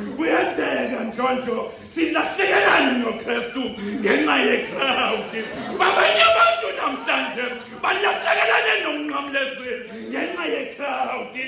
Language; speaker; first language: Zulu; non-native, local second language; Xhosa